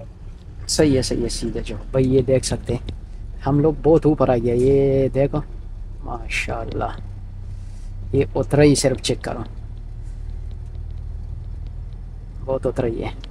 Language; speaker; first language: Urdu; non-native, local second language; Pashto